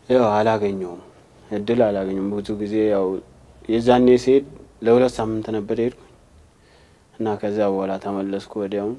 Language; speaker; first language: Amharic; non-native, local second language; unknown